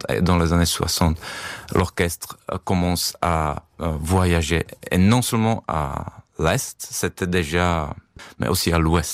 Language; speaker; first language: French; non-native, fluent; Czech